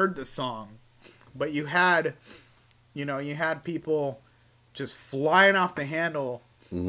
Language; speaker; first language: English; native; English